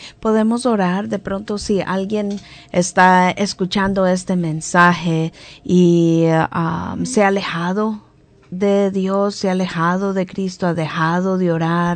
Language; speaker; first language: Spanish; early bilingual, heritage; English